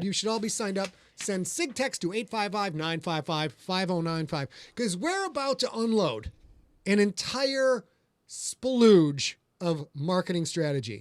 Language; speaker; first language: English; native; English